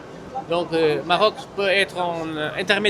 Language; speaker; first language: French; non-native, fluent; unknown